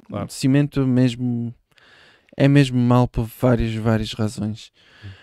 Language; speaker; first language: Portuguese; non-native, fluent; Hebrew